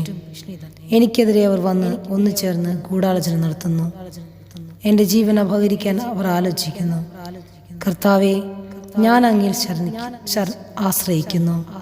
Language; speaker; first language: Malayalam; native; Malayalam